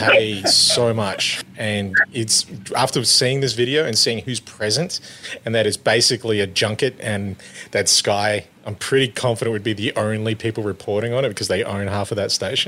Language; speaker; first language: English; native; English